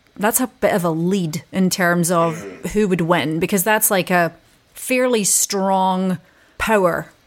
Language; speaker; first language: English; native; English